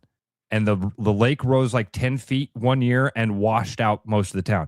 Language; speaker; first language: English; native; English